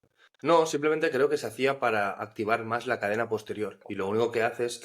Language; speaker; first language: Spanish; native; Spanish